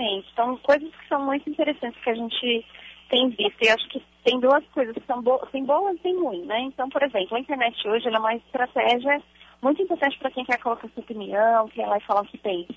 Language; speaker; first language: Portuguese; native; Portuguese